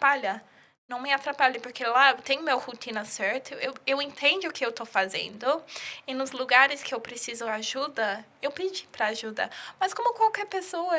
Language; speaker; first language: Portuguese; early bilingual, heritage; English